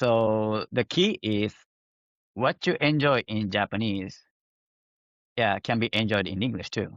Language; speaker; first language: English; non-native, fluent; Japanese